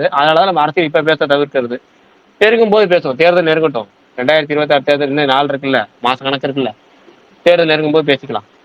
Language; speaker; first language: Tamil; native; Tamil